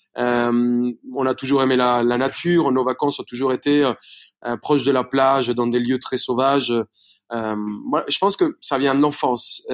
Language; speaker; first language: French; non-native, fluent; Spanish